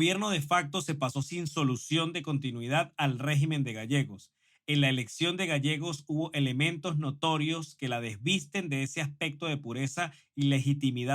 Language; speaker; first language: Spanish; native; Spanish